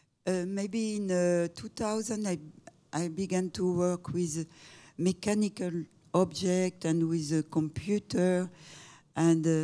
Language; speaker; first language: English; non-native, fluent; French